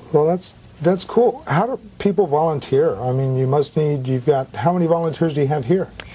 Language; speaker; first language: English; early bilingual, other home language; Spanish